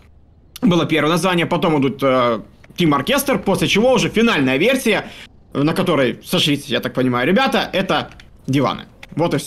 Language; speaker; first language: Russian; native; Russian